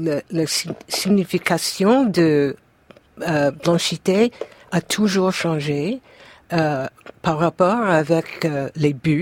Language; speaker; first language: French; non-native, fluent; English